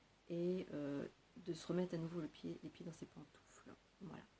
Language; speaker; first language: French; native; French